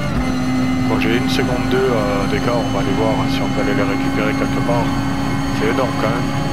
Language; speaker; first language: French; native; French